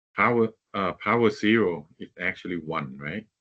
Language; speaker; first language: English; non-native, fluent; Thai